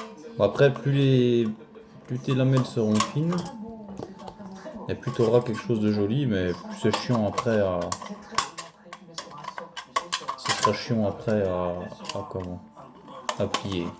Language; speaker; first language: French; native; French